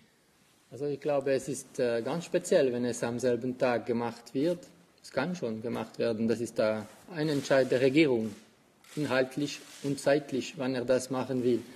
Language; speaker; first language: German; non-native, local second language; French